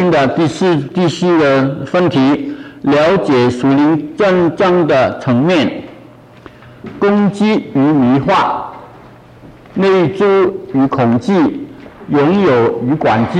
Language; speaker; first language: Chinese; non-native, local second language; Cantonese